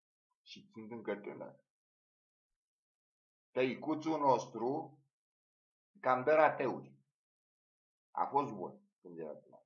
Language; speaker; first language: Romanian; native; Romanian